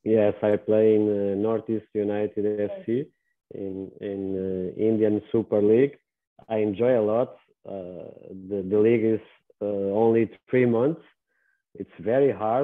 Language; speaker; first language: English; non-native, learner; Portuguese